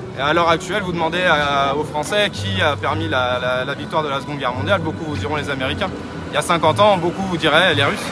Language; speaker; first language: French; native; French